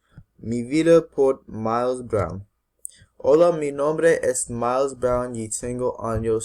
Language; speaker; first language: Spanish; non-native, learner; English